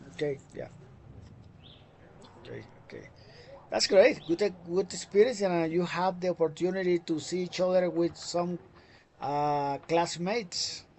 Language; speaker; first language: English; non-native, fluent; Spanish